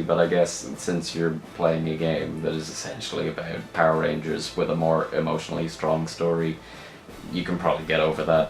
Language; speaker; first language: English; native; English